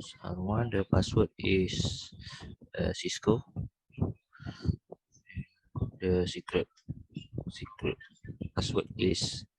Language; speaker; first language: English; non-native, local second language; Malay